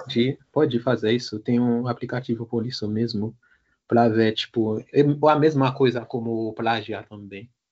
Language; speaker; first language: Portuguese; non-native, learner; Haitian Creole